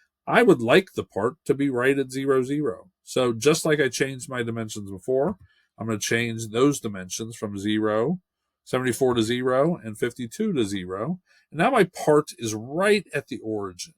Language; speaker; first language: English; native; English